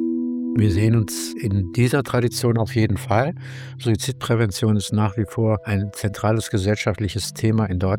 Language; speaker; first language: German; native; German